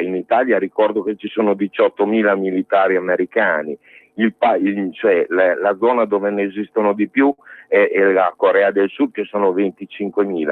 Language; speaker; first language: Italian; native; Italian